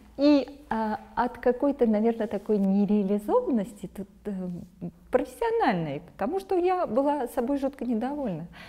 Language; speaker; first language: Russian; non-native, local second language; Armenian